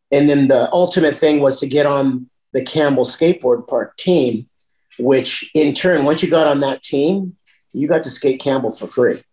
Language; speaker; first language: English; native; English